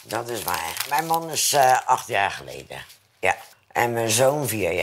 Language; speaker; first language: Dutch; native; Dutch